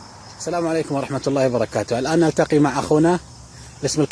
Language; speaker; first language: Arabic; native; Arabic